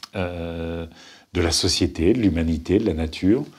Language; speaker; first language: French; native; French